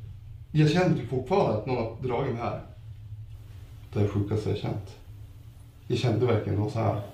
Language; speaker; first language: Swedish; native; Swedish